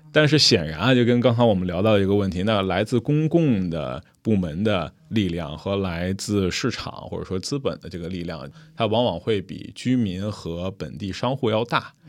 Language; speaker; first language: Chinese; native; Chinese